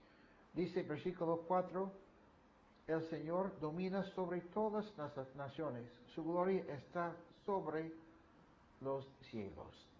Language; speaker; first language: Spanish; non-native, fluent; English